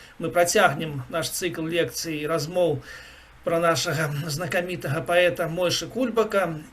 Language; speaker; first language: Belarusian; non-native, local second language; Russian